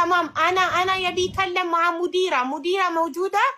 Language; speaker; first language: Arabic; non-native, learner; Amharic